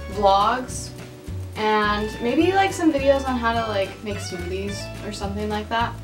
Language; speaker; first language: English; native; English